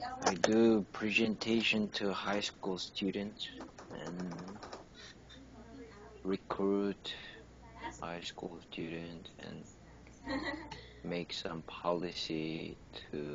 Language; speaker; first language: English; non-native, learner; Korean